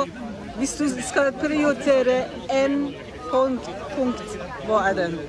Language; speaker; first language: Norwegian; non-native, learner; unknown